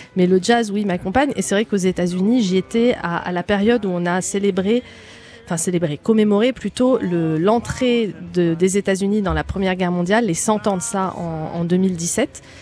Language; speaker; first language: French; early bilingual, other home language; Arabic